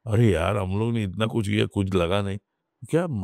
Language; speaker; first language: Hindi; non-native, local second language; Marathi